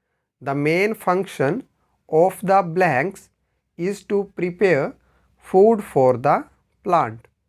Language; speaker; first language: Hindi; native; Hindi